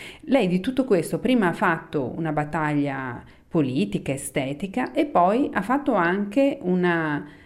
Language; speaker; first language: Italian; native; Italian